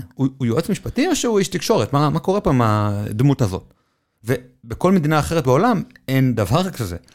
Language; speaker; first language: Hebrew; native; Hebrew